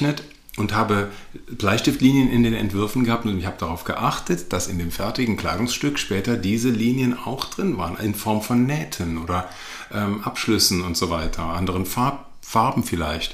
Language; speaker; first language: German; native; German